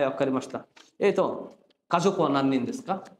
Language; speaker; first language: Japanese; non-native, fluent; Bangla